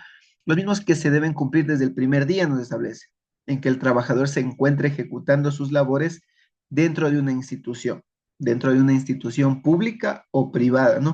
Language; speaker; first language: Spanish; native; Spanish